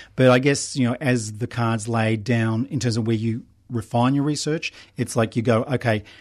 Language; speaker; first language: English; native; English